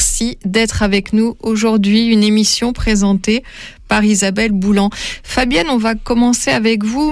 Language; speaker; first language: French; native; French